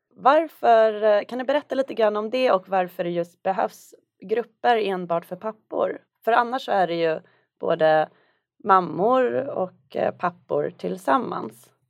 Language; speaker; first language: Swedish; native; Swedish